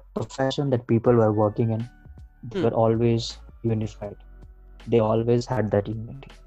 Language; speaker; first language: English; non-native, local second language; Hindi